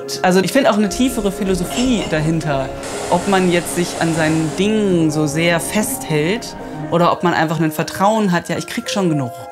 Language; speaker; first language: German; native; German